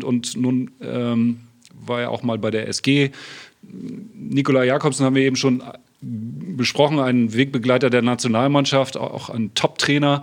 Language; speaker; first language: German; native; German